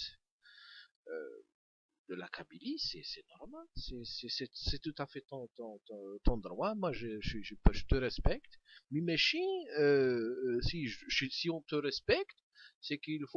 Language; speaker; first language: French; non-native, local second language; Kabyle